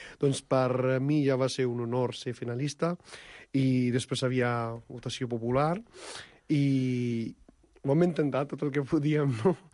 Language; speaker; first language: Catalan; non-native, fluent; Punjabi